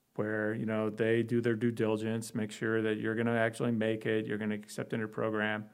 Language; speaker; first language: English; native; English